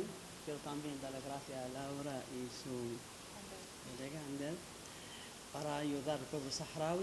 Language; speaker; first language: Spanish; non-native, local second language; Arabic